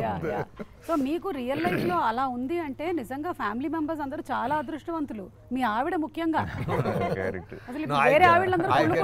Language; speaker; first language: Telugu; native; Telugu